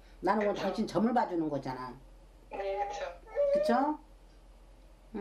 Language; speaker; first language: Korean; native; Korean